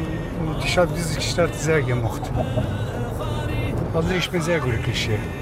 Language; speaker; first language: German; non-native, fluent; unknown